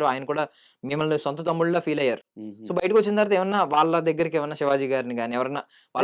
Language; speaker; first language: Telugu; native; Telugu